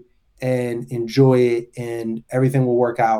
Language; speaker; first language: English; native; English